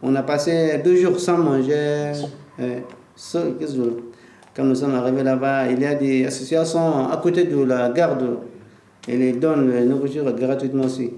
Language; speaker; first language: French; non-native, learner; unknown